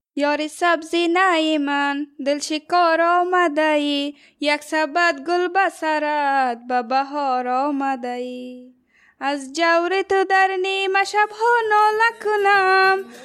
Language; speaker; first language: English; non-native, learner; Persian